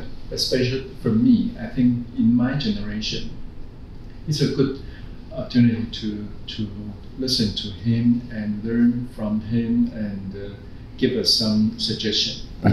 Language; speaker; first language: English; non-native, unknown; Chinese